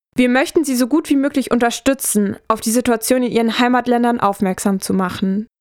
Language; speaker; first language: German; native; German